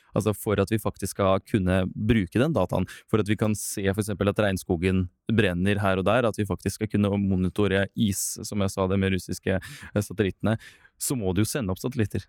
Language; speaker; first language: Norwegian; non-native, fluent; Russian